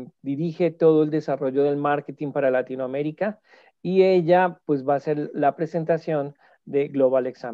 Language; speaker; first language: Spanish; native; Spanish